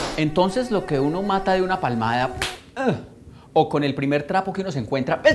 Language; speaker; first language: Spanish; native; Spanish